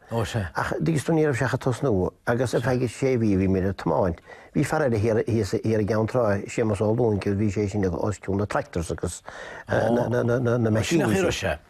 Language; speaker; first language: Irish; native; Irish